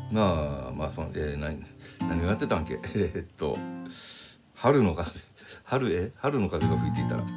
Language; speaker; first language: Japanese; native; Japanese